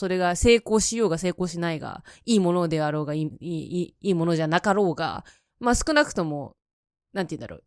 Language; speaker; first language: Japanese; native; Japanese